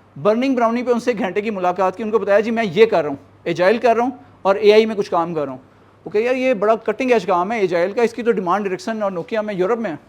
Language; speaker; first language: Urdu; native; Urdu